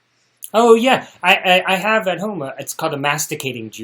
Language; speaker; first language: English; native; English